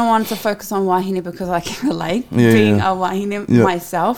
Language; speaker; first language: English; native; English